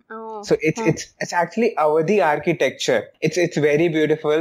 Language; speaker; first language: English; non-native, local second language; Hindi